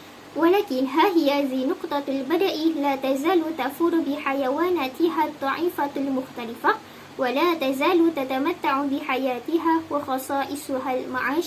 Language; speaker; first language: Arabic; non-native, learner; Malay